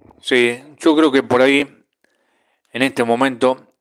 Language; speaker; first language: Spanish; native; Spanish